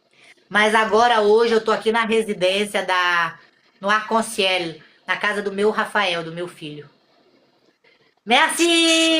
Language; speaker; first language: Portuguese; native; Portuguese